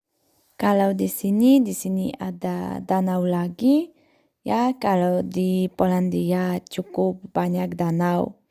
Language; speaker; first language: Indonesian; non-native, fluent; Polish